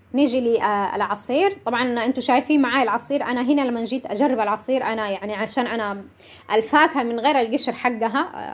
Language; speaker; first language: Arabic; non-native, local second language; Somali